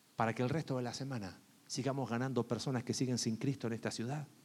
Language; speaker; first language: Spanish; native; Spanish